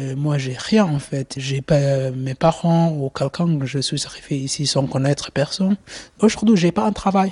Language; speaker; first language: French; non-native, learner; Somali